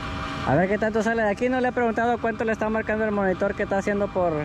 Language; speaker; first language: Spanish; native; Spanish